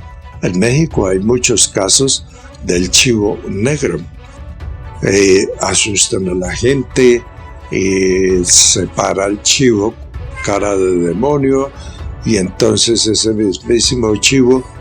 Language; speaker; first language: Spanish; native; Spanish